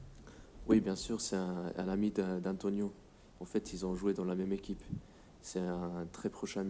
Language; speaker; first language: French; non-native, fluent; English